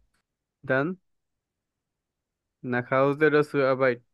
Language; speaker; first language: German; non-native, fluent; Bangla